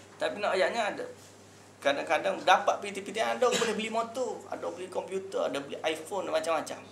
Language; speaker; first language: Malay; native; Malay